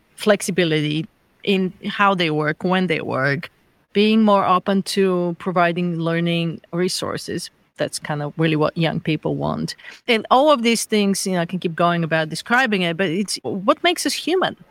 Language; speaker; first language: English; non-native, fluent; Bulgarian